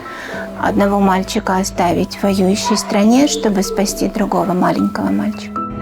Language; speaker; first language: Russian; native; Russian